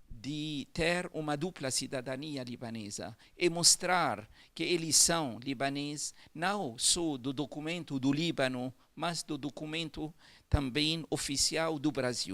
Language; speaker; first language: Portuguese; non-native, fluent; Arabic